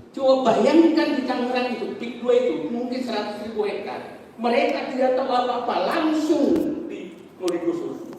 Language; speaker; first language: Indonesian; non-native, local second language; Buginese